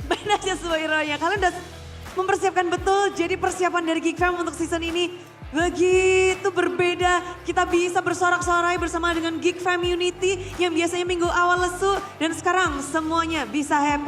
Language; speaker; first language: Indonesian; native; Indonesian